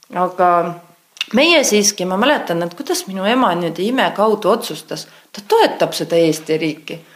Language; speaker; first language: Estonian; non-native, local second language; Russian